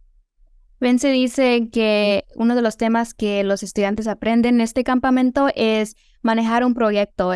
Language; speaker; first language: Spanish; early bilingual, heritage; Spanish